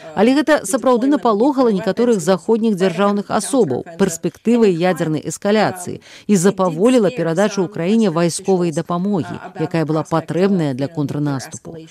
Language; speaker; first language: Belarusian; native; Belarusian